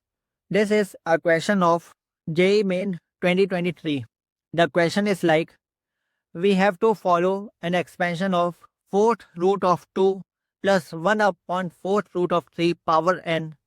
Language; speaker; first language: English; non-native, local second language; Hindi